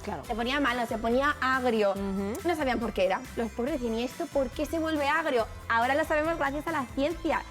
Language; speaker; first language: Spanish; native; Spanish